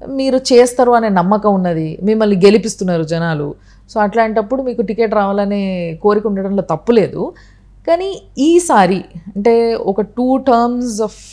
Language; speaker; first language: Telugu; native; Telugu